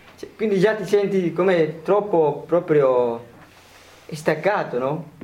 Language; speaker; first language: Italian; non-native, fluent; Tigrinya